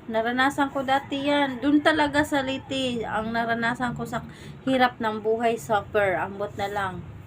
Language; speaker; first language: Filipino; non-native, local second language; Cebuano